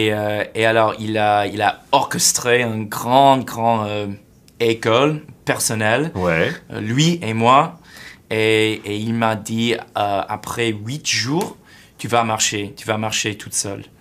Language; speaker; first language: French; non-native, fluent; English